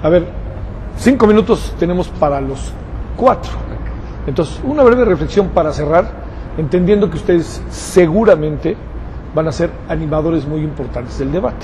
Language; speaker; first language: Spanish; native; Spanish